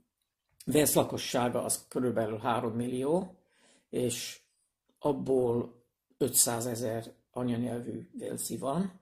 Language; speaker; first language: Hungarian; non-native, fluent; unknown